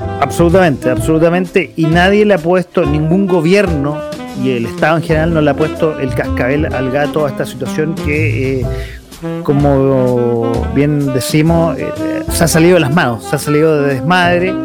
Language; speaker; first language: Spanish; native; Spanish